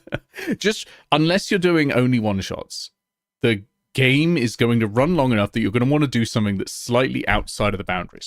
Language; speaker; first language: English; native; English